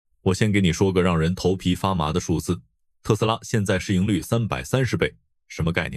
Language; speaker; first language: Chinese; native; Chinese